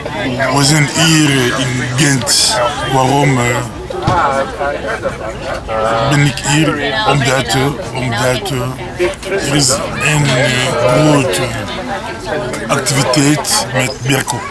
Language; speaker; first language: Dutch; non-native, learner; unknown